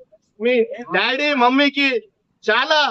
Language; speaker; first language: Telugu; non-native, local second language; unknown